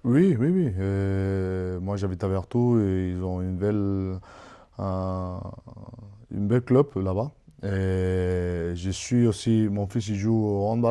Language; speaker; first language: French; non-native, fluent; Spanish